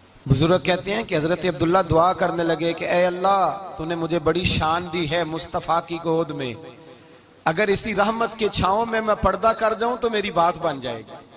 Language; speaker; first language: Hindi; non-native, local second language; Punjabi